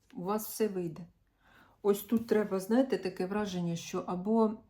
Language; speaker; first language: Ukrainian; non-native, local second language; Russian